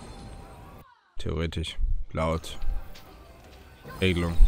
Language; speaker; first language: German; native; German